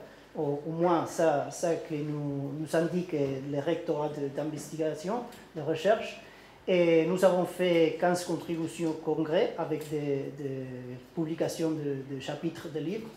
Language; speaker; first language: French; non-native, learner; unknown